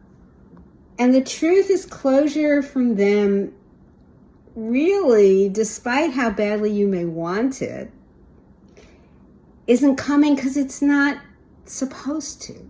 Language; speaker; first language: English; native; English